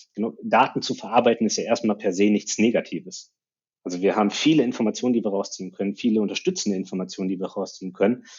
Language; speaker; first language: German; native; German